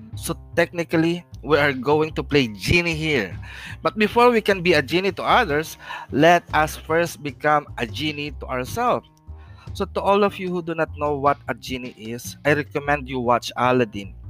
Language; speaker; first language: English; non-native, local second language; Filipino